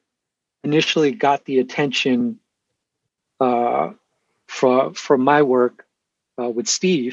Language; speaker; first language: English; native; English